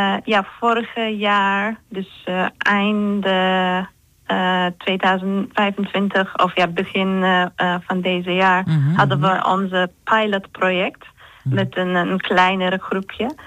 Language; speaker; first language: Dutch; non-native, fluent; Turkish